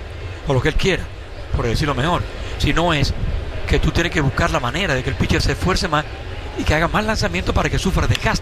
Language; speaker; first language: Spanish; native; Spanish